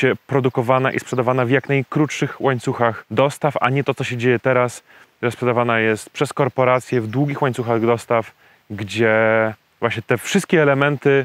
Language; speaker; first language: Polish; native; Polish